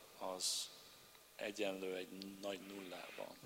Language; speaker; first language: Hungarian; non-native, learner; English